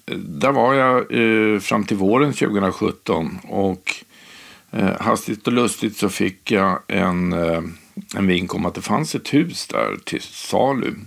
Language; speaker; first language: Swedish; native; Swedish